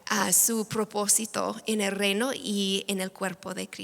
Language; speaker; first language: Spanish; non-native, fluent; English